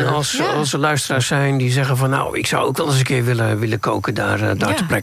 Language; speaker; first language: Dutch; native; Dutch